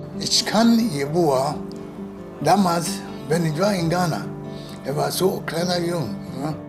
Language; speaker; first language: German; non-native, learner; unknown